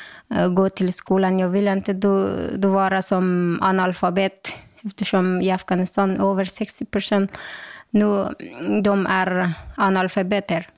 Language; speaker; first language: Swedish; non-native, local second language; Persian